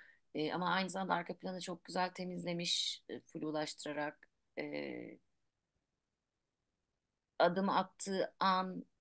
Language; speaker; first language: Turkish; native; Turkish